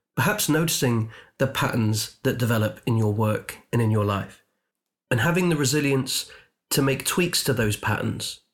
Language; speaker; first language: English; native; English